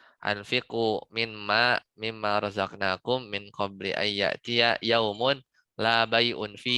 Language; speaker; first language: Arabic; non-native, fluent; Indonesian